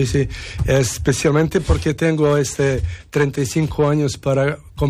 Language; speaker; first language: Spanish; non-native, learner; Serbian